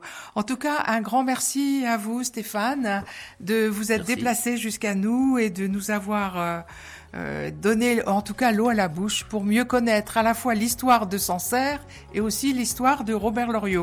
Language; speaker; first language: French; native; French